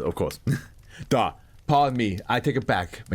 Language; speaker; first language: English; non-native, fluent; German